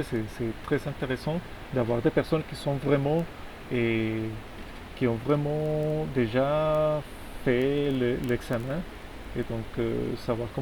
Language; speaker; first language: French; non-native, fluent; Spanish